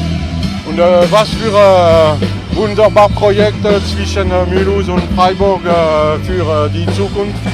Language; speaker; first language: German; non-native, learner; French